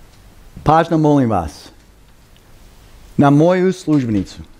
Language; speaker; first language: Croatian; early bilingual, heritage; Croatian